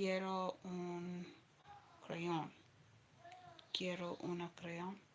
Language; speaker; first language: Spanish; non-native, learner; English